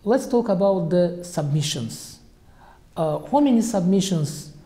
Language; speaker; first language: English; non-native, learner; Azerbaijani